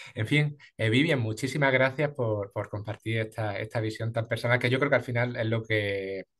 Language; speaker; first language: Spanish; native; Spanish